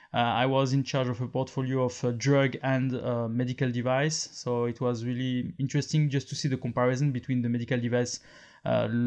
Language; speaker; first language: English; non-native, fluent; French